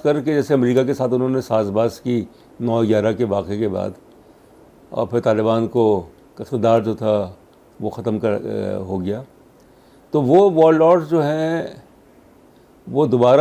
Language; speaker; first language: Urdu; native; Urdu